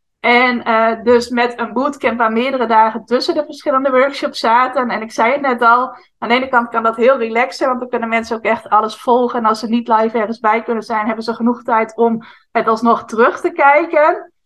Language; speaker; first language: Dutch; native; Dutch